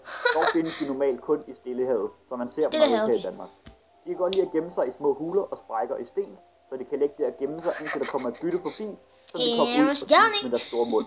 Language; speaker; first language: Danish; native; Danish